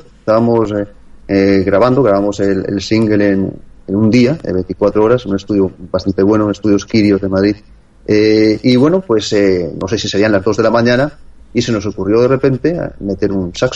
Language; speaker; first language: Spanish; native; Spanish